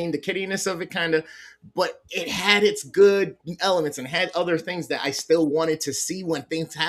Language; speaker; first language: English; native; English